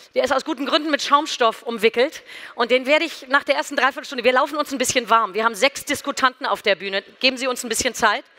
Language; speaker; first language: German; native; German